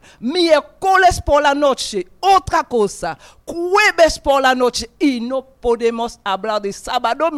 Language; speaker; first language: Spanish; non-native, fluent; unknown